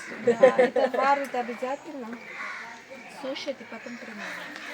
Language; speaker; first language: Russian; non-native, learner; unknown